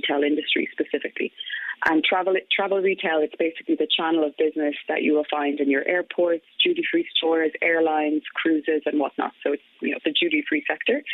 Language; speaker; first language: English; native; English